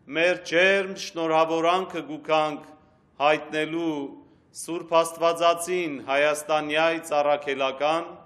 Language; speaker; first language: Armenian; early bilingual, heritage; Armenian